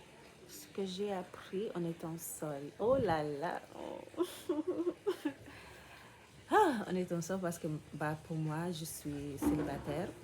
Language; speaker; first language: French; non-native, learner; English